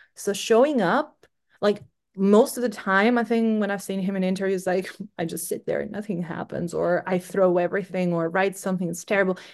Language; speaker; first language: English; non-native, fluent; Greek